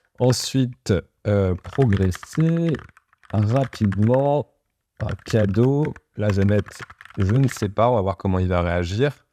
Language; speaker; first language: French; native; French